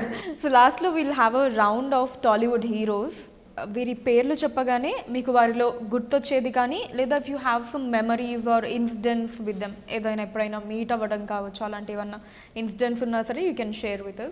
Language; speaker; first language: Telugu; native; Telugu